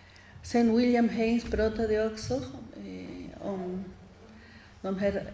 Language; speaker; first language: Swedish; non-native, fluent; Spanish